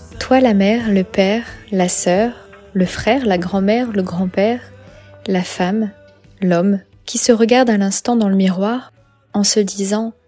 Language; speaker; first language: French; native; French